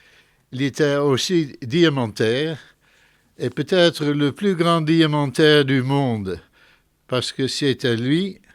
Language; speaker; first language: French; non-native, fluent; Dutch